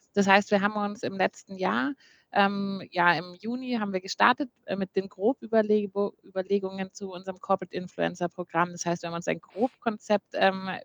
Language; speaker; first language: German; native; German